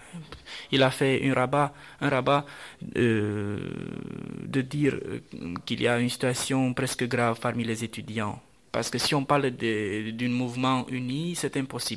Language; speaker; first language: French; non-native, fluent; Romanian